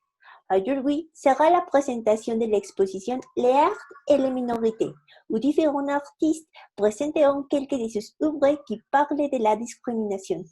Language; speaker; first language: French; non-native, learner; Spanish